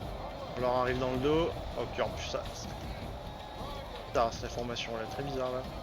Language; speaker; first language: French; native; French